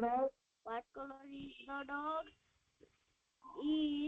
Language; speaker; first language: English; non-native, learner; Odia